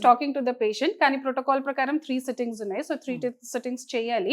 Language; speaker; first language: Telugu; non-native, fluent; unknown